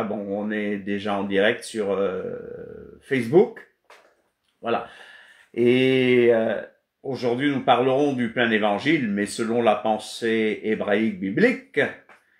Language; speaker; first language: French; non-native, fluent; Kabuverdianu